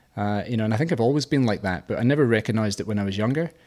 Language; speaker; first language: English; native; English